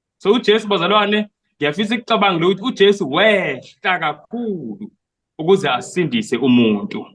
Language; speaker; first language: Zulu; non-native, local second language; Xhosa